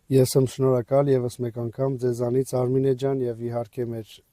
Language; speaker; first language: Armenian; early bilingual, other home language; French